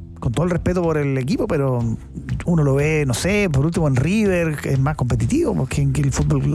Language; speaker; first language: Spanish; native; Spanish